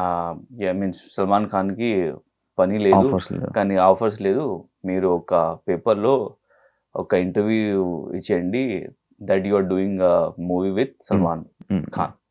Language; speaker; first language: Telugu; non-native, local second language; Hindi